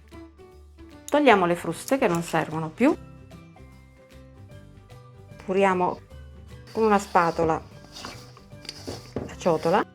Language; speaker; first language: Italian; native; Italian